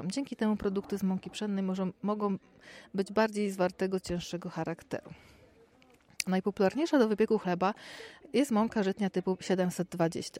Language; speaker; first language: Polish; native; Polish